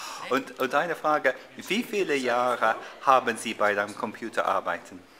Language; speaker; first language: German; non-native, learner; English